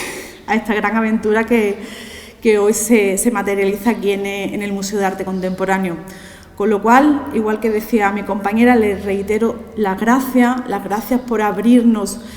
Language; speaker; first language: Spanish; native; Spanish